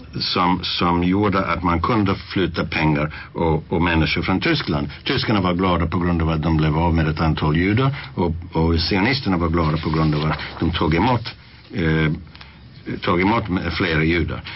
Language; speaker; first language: Swedish; non-native, fluent; English